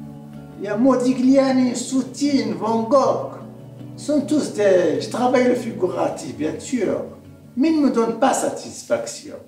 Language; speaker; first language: French; non-native, local second language; Arabic